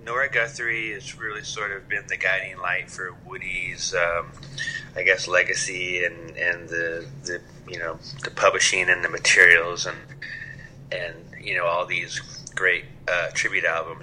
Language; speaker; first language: English; native; English